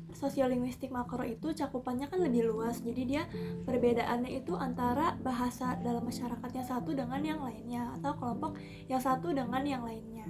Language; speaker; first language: Indonesian; native; Indonesian